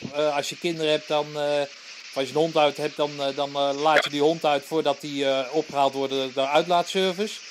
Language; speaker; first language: Dutch; native; Dutch